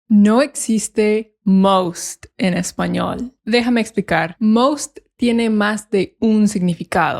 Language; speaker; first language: Spanish; non-native, fluent; English